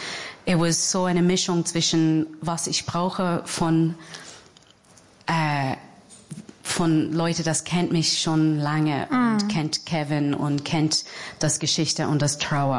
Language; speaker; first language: German; non-native, fluent; English